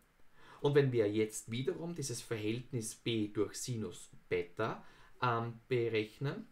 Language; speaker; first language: German; native; German